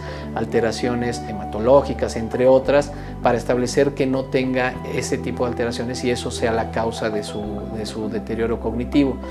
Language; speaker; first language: Spanish; native; Spanish